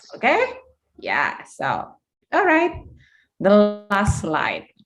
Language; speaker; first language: English; non-native, fluent; Indonesian